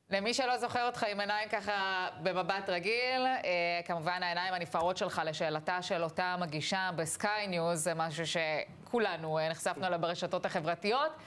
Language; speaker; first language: Hebrew; native; Hebrew